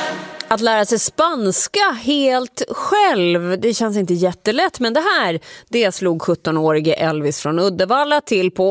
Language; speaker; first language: Swedish; native; Swedish